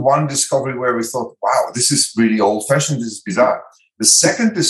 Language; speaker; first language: English; non-native, fluent; Dutch